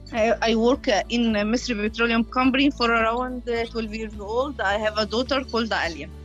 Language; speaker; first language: English; non-native, learner; Arabic